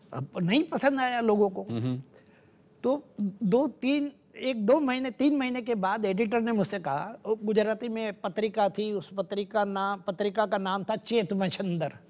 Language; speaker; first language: Hindi; non-native, local second language; Gujarati